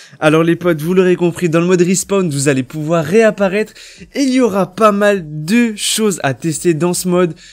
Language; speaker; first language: French; native; French